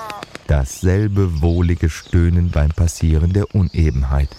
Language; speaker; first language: German; native; German